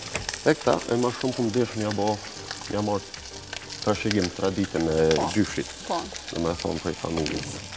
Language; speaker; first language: Albanian; early bilingual, heritage; Albanian